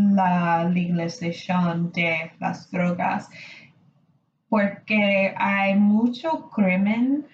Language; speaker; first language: Spanish; non-native, learner; English